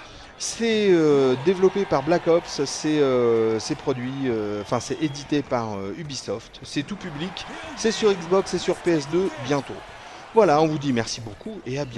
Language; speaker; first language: French; native; French